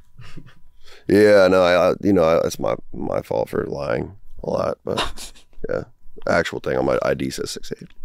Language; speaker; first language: English; native; English